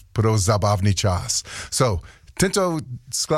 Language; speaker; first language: Czech; non-native, learner; English